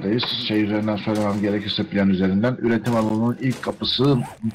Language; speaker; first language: Turkish; native; Turkish